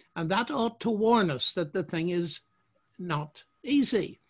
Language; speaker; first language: English; native; English